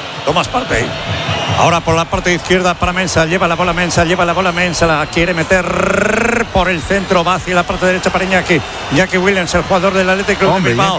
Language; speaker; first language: Spanish; native; Spanish